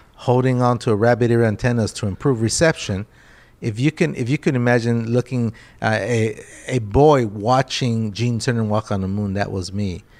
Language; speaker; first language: English; early bilingual, other home language; Spanish